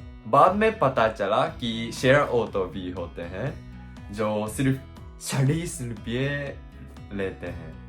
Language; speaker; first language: Hindi; non-native, learner; Japanese